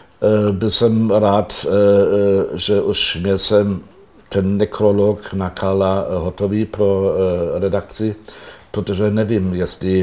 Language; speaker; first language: Czech; non-native, fluent; German